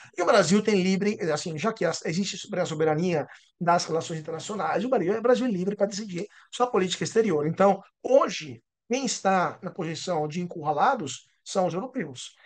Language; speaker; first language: Portuguese; non-native, fluent; Italian